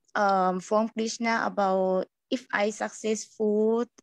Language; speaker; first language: English; non-native, learner; Thai